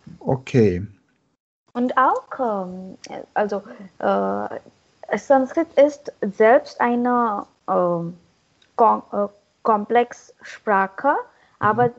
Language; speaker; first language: German; non-native, learner; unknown